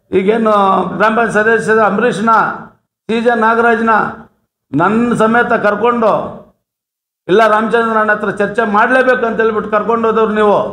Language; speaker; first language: Kannada; native; Kannada